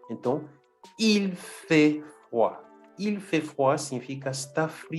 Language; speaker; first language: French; non-native, fluent; Portuguese